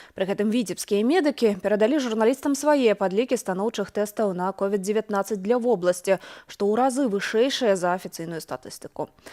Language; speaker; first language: Belarusian; native; Belarusian